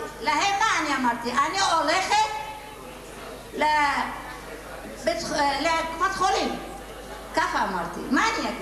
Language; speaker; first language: Hebrew; non-native, learner; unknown